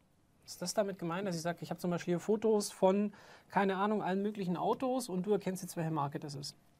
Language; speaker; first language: German; native; German